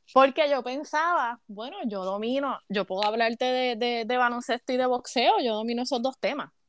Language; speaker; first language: Spanish; native; Spanish